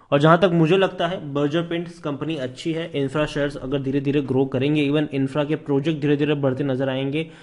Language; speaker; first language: Hindi; native; Hindi